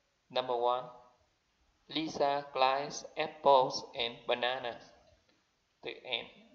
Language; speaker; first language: English; non-native, learner; Vietnamese